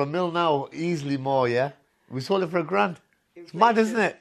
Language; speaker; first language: English; non-native, local second language; Punjabi